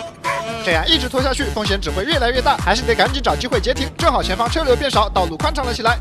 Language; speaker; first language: Chinese; native; Chinese